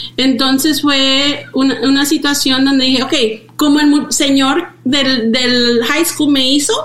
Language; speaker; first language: Spanish; early bilingual, heritage; Spanish